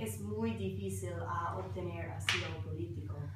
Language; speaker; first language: Spanish; non-native, learner; English